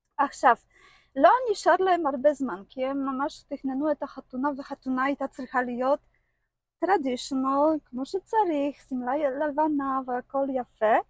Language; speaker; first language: Hebrew; non-native, fluent; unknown